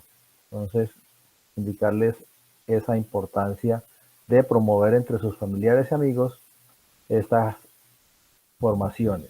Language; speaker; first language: Spanish; native; Spanish